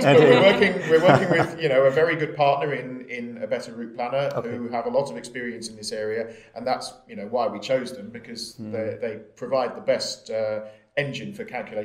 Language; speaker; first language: English; native; English